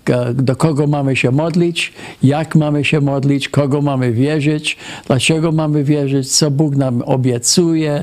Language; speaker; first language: Polish; non-native, fluent; English